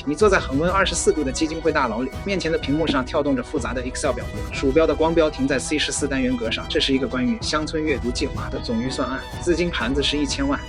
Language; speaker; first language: Chinese; native; Chinese